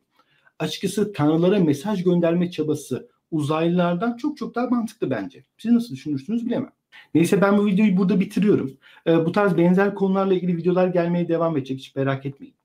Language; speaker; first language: Turkish; native; Turkish